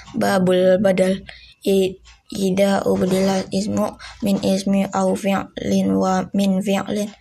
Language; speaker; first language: Arabic; non-native, learner; Indonesian